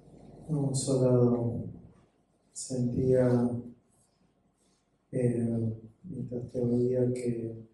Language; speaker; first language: Spanish; native; Spanish